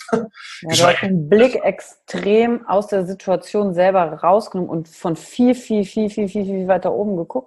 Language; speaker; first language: German; native; German